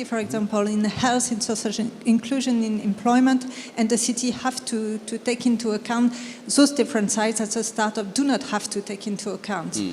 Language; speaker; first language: English; non-native, fluent; French